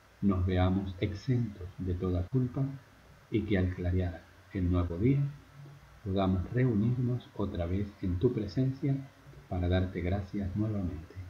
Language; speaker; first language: Spanish; native; Spanish